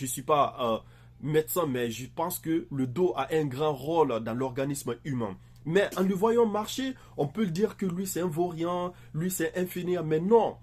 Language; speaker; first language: French; native; French